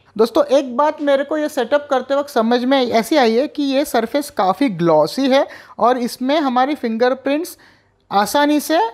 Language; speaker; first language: Hindi; non-native, local second language; Marathi